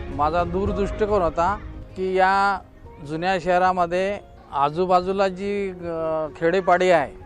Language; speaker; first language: Marathi; native; Marathi